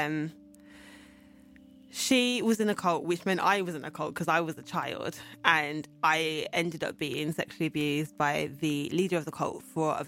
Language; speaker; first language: English; native; English